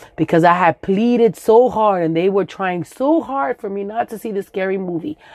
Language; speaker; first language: English; early bilingual, other home language; Spanish